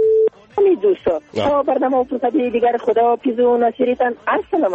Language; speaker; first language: Persian; non-native, local second language; Pashto